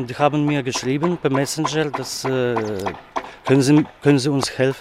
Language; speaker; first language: German; non-native, learner; Russian